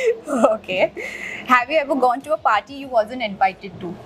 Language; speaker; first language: English; non-native, local second language; Hindi